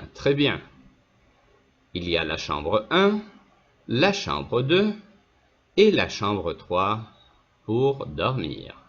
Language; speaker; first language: French; non-native, fluent; Spanish